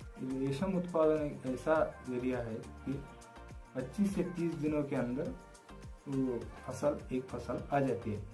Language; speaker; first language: Hindi; non-native, local second language; Kannada